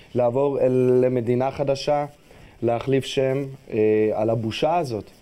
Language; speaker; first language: Hebrew; early bilingual, other home language; Russian